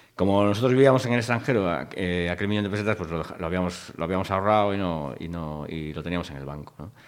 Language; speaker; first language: Spanish; native; Spanish